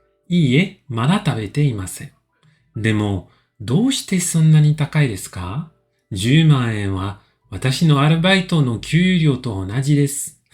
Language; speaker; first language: Japanese; non-native, fluent; French